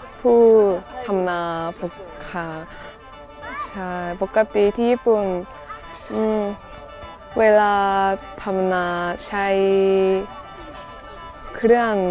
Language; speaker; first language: Thai; non-native, learner; Japanese